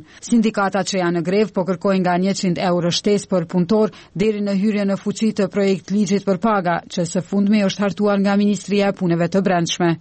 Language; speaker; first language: Albanian; native; Albanian